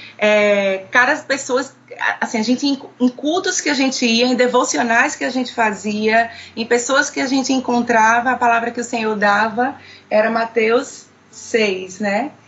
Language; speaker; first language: Portuguese; native; Portuguese